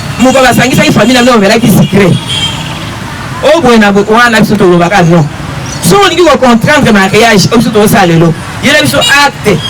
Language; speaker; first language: Lingala; native; Lingala